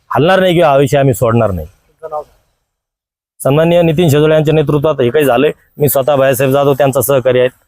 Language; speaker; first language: Marathi; native; Marathi